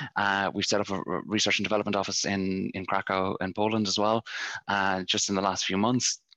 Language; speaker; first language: English; native; English